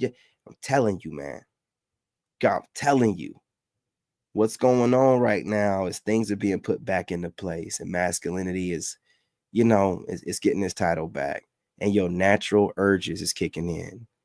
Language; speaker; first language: English; native; English